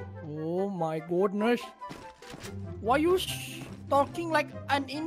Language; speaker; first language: English; non-native, learner; Indonesian